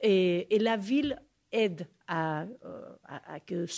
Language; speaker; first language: French; non-native, fluent; Catalan